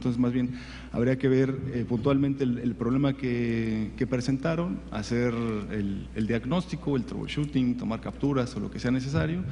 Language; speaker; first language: Spanish; native; Spanish